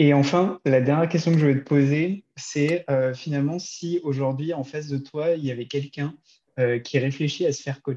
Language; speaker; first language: French; native; French